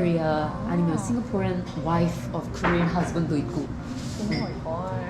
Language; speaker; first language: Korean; non-native, fluent; English